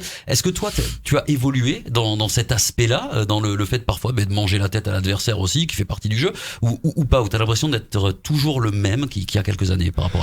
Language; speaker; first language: French; native; French